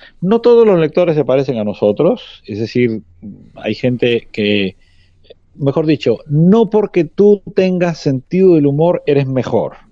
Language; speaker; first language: Spanish; native; Spanish